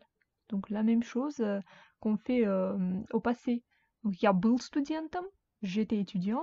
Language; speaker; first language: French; non-native, fluent; Russian